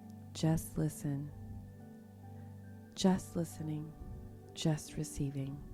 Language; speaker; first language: English; native; English